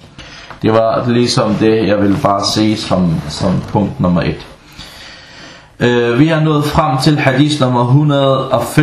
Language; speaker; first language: Danish; early bilingual, other home language; Arabic